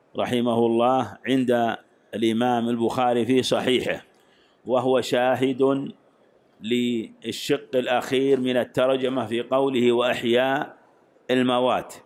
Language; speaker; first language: Arabic; native; Arabic